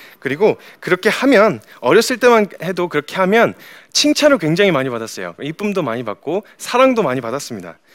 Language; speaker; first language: Korean; native; Korean